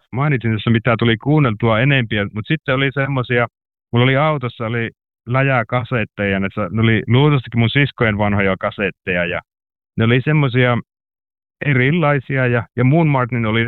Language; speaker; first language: Finnish; native; Finnish